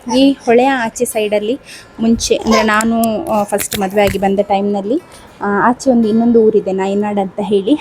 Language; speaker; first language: Kannada; native; Kannada